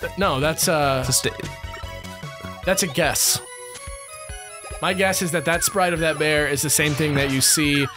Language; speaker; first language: English; native; English